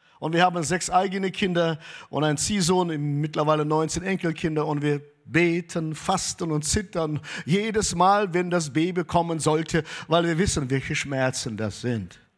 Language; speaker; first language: German; early bilingual, heritage; German